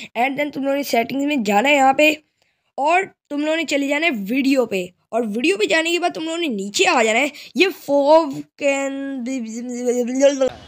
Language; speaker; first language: Hindi; native; Hindi